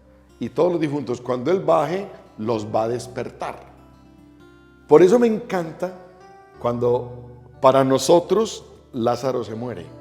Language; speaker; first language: Spanish; native; Spanish